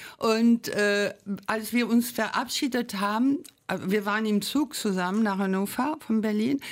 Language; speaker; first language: German; non-native, fluent; French